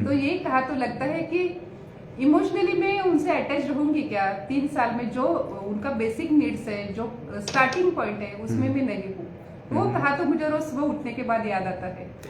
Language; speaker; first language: Hindi; non-native, local second language; Marathi